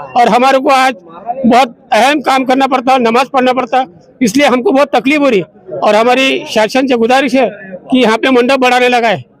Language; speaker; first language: Hindi; native; Hindi